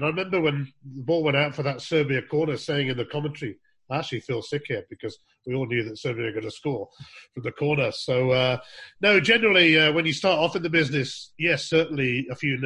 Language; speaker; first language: English; native; English